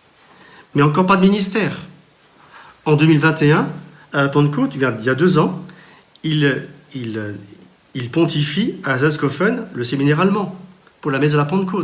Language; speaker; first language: French; native; French